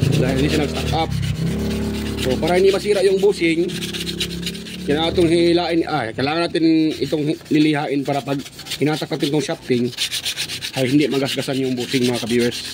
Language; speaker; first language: Filipino; native; Filipino